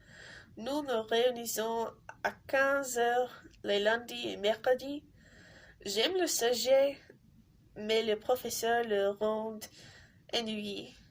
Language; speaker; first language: French; non-native, learner; English